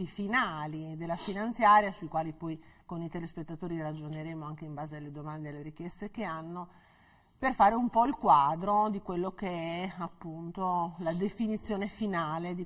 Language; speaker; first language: Italian; native; Italian